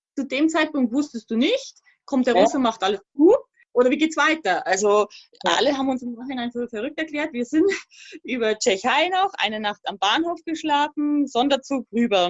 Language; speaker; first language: German; native; German